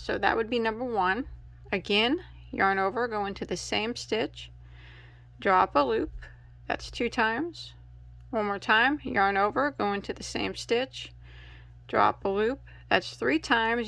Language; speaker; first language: English; native; English